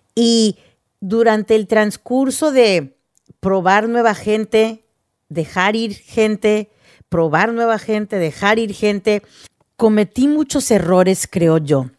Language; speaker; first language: Spanish; early bilingual, heritage; Spanish